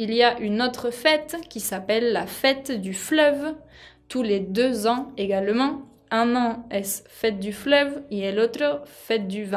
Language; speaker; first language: French; non-native, fluent; Spanish